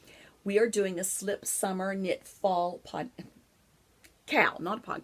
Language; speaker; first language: English; native; English